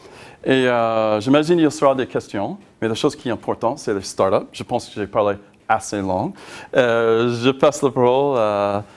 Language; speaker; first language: French; non-native, learner; English